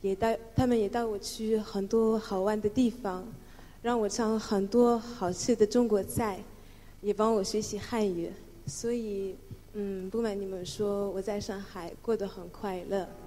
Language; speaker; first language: Chinese; non-native, fluent; French